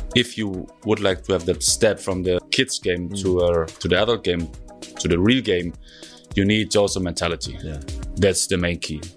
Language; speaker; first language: English; non-native, fluent; German